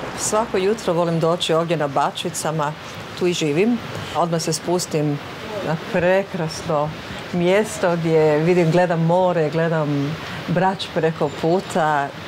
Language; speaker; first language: Croatian; early bilingual, heritage; Croatian